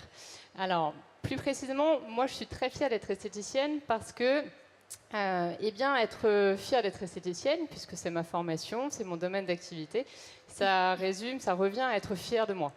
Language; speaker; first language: French; native; French